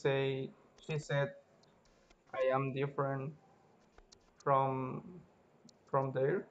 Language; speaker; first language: English; non-native, learner; Spanish